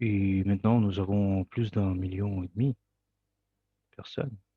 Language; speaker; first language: French; non-native, fluent; Russian